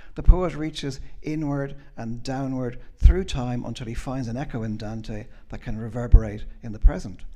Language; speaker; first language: English; native; English